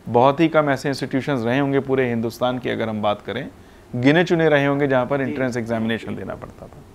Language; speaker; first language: Hindi; non-native, local second language; Punjabi